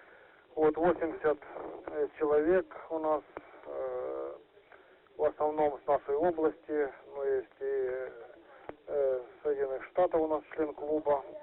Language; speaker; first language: Russian; native; Russian